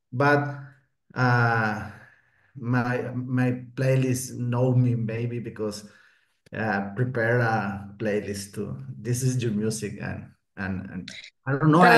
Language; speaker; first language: English; non-native, learner; Spanish